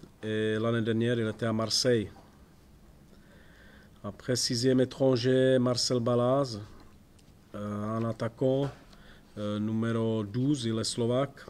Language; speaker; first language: French; non-native, fluent; Czech